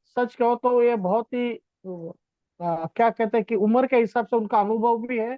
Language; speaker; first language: Hindi; native; Hindi